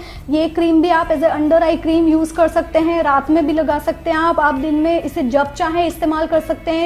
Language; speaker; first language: Hindi; native; Hindi